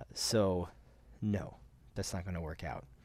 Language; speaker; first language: English; native; English